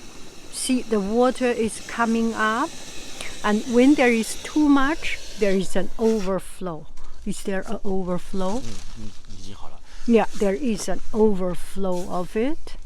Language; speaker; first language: English; non-native, fluent; Chinese